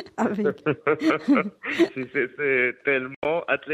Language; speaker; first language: French; non-native, fluent; Spanish